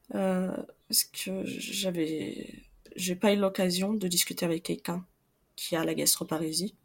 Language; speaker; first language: French; non-native, fluent; Portuguese